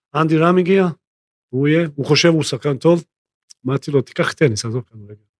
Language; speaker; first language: Hebrew; non-native, fluent; Croatian